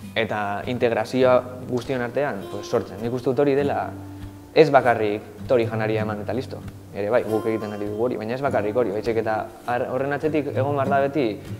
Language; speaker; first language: Basque; non-native, local second language; Spanish